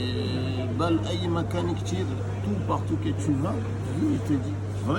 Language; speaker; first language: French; non-native, learner; Arabic